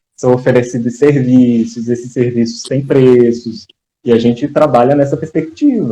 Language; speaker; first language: Portuguese; native; Portuguese